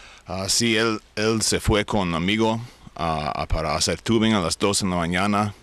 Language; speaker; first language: Spanish; non-native, learner; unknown